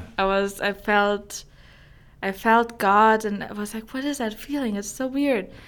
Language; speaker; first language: English; non-native, fluent; German